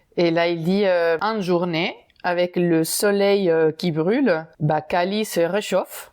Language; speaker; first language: French; non-native, fluent; Spanish